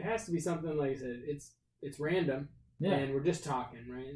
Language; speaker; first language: English; native; English